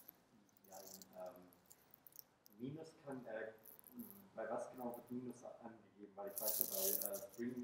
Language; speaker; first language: German; native; German